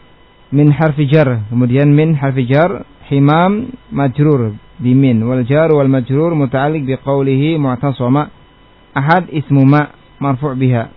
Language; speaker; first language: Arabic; non-native, fluent; Indonesian